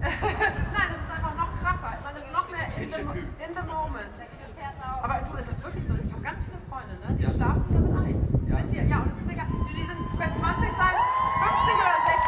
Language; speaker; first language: German; native; German